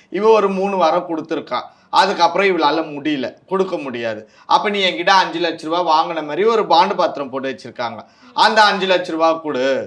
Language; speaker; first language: Tamil; native; Tamil